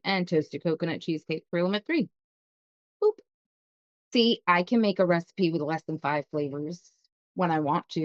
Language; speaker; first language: English; native; English